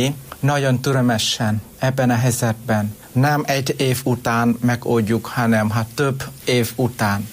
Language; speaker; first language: Hungarian; non-native, learner; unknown